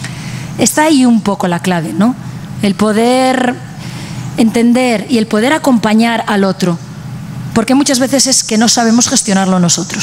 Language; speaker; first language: Spanish; native; Spanish